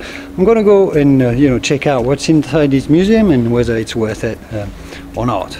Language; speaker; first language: English; non-native, fluent; French